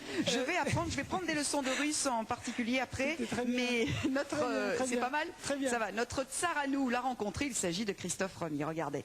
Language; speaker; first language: French; native; French